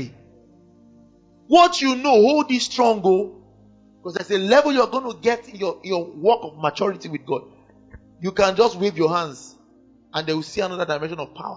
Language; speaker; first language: English; non-native, local second language; Igbo